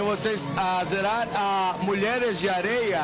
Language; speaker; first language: Spanish; non-native, learner; Portuguese